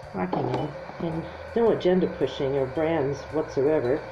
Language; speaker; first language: English; native; English